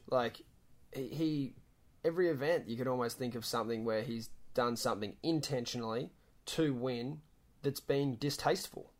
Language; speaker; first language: English; native; English